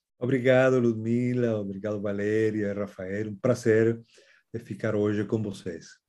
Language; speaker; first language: Portuguese; non-native, fluent; Spanish